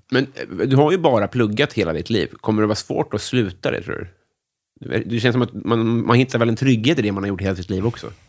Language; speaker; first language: Swedish; native; Swedish